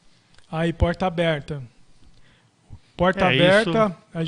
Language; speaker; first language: Portuguese; native; Portuguese